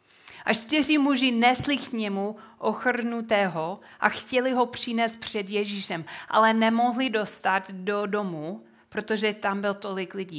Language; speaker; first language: Czech; non-native, fluent; English